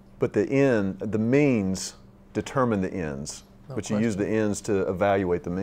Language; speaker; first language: English; native; English